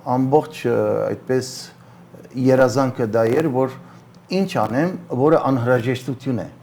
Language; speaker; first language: Armenian; early bilingual, heritage; Armenian